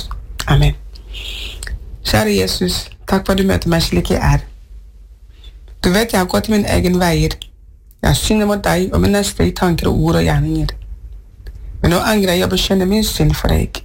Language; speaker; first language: Norwegian; non-native, fluent; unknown